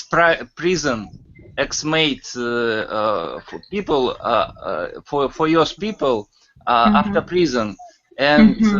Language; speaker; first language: English; non-native, learner; Russian